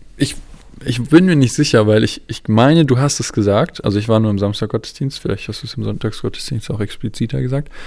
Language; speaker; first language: German; native; German